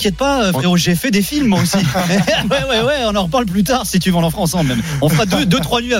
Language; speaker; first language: French; native; French